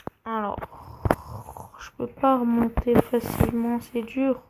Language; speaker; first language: French; native; French